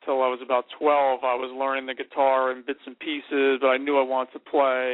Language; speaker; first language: English; native; English